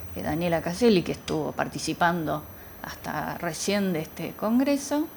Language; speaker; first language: Spanish; native; Spanish